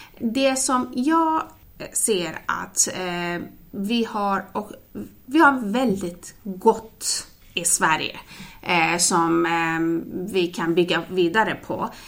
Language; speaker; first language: Swedish; non-native, fluent; Persian